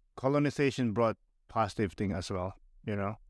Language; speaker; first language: English; non-native, local second language; Filipino